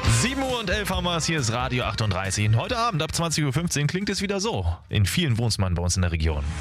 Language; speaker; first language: German; native; German